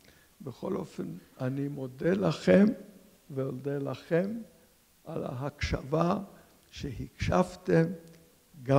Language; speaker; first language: Hebrew; non-native, fluent; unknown